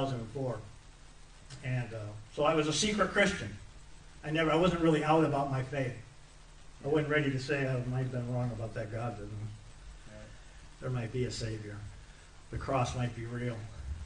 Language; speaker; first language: English; native; English